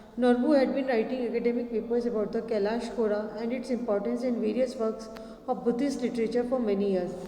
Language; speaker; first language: Hindi; native; Hindi